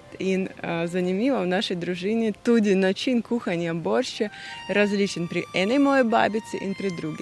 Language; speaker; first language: Slovenian; non-native, fluent; Russian